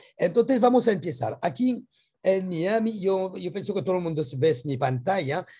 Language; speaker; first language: Spanish; non-native, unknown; French